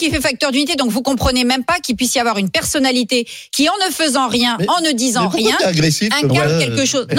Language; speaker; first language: French; native; French